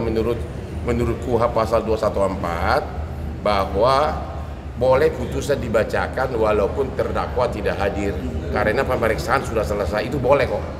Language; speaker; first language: Indonesian; native; Indonesian